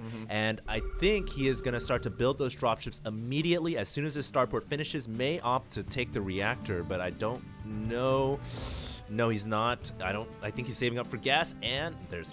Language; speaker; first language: English; native; English